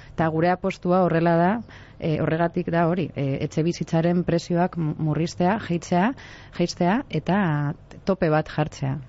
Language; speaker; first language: Basque; non-native, local second language; Spanish